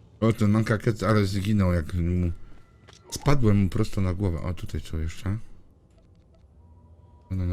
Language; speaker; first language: Polish; native; Polish